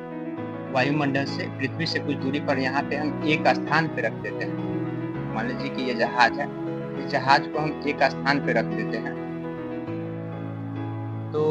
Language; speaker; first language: Hindi; native; Hindi